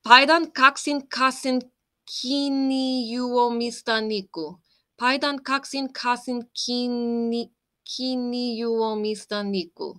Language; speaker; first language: Finnish; non-native, learner; English